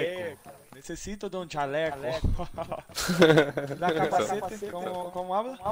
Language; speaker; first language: Spanish; non-native, learner; Portuguese